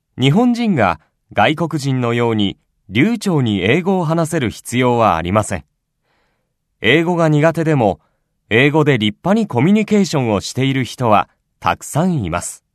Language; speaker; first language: Japanese; native; Japanese